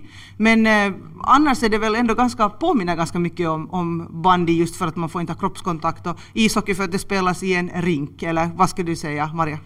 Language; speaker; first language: Swedish; native; Swedish